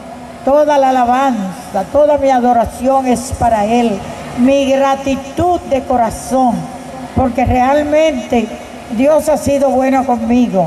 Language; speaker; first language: Spanish; native; Spanish